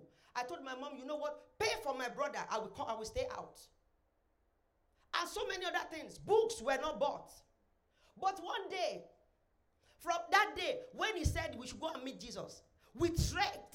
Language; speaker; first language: English; non-native, local second language; Yoruba